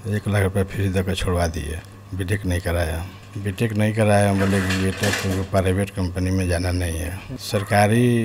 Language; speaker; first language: Hindi; native; Hindi